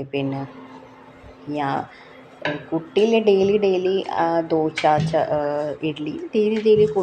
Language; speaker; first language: Malayalam; non-native, learner; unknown